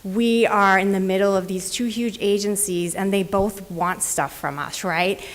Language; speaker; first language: English; native; English